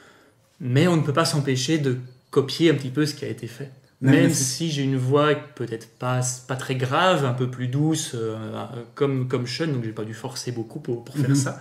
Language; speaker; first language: French; native; French